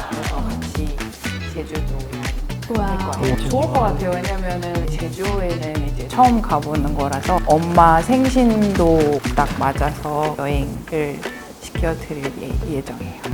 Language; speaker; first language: Korean; non-native, fluent; Mongolian